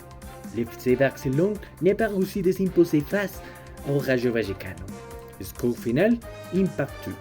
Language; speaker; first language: French; non-native, learner; Spanish